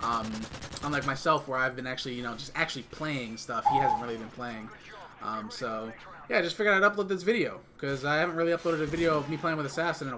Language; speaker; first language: English; native; English